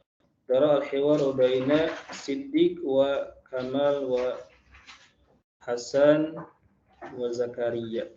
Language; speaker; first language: Arabic; non-native, fluent; Indonesian